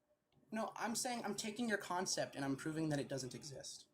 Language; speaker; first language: English; native; English